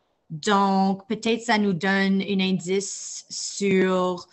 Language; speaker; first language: French; non-native, fluent; English